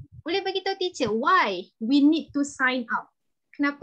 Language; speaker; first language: English; non-native, local second language; Malay